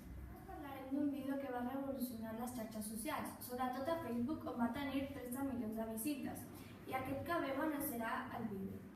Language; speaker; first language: Catalan; non-native, learner; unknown